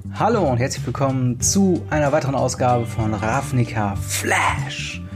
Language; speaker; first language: German; native; German